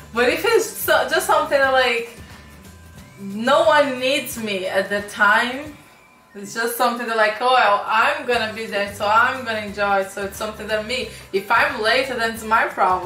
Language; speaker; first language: English; non-native, fluent; Portuguese